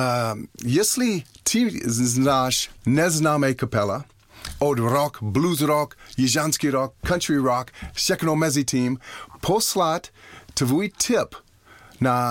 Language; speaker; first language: Czech; non-native, learner; English